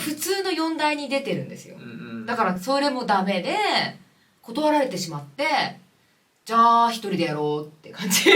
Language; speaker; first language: Japanese; native; Japanese